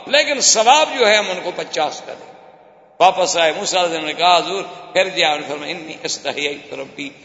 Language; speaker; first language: Urdu; native; Urdu